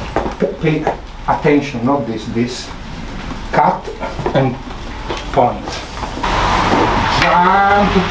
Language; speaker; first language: English; non-native, learner; Italian